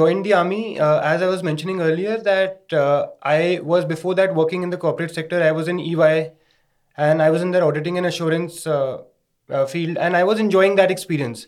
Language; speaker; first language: English; non-native, local second language; Hindi